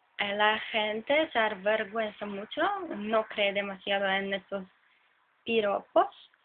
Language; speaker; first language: Spanish; non-native, fluent; Polish